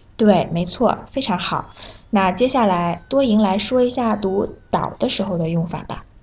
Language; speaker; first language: Chinese; native; Chinese